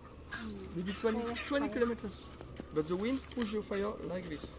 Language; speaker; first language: English; non-native, learner; French